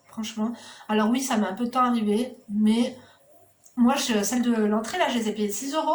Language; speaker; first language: French; native; French